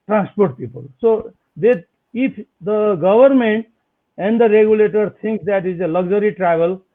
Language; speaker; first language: English; non-native, local second language; Nepali